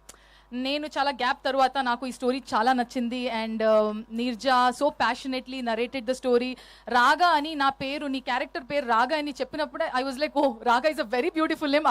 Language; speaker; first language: Telugu; non-native, learner; Kannada